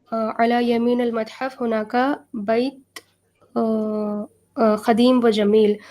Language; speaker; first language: Arabic; non-native, learner; Hindi